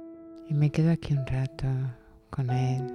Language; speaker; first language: Spanish; native; Spanish